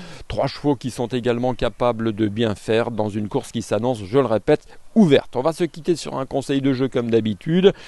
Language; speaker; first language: French; native; French